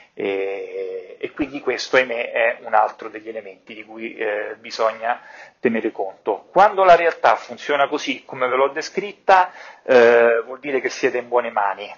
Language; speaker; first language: Italian; native; Italian